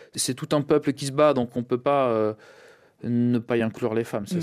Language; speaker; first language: French; early bilingual, other home language; Russian